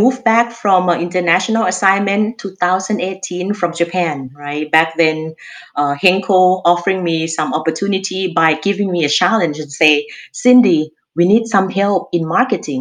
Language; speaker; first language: English; non-native, fluent; Thai